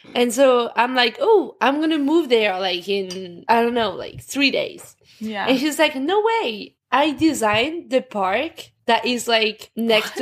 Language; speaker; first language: English; non-native, fluent; French